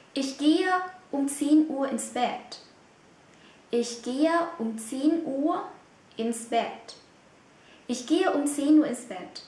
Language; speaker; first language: German; non-native, fluent; Vietnamese